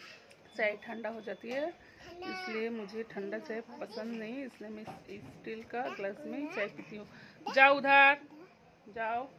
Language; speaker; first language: Hindi; non-native, local second language; Bangla